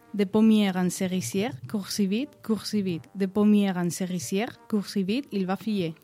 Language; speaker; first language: French; non-native, learner; Spanish